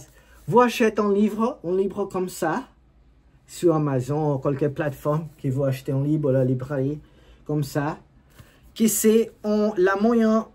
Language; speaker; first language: French; non-native, learner; Portuguese